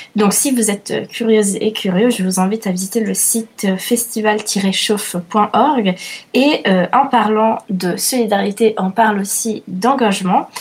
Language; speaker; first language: French; non-native, fluent; Italian